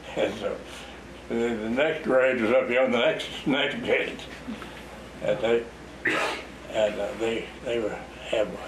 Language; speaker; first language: English; native; English